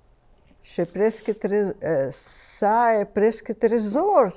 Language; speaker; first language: French; non-native, learner; Russian